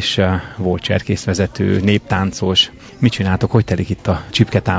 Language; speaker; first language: Hungarian; native; Hungarian